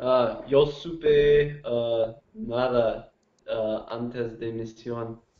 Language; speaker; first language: Spanish; non-native, learner; English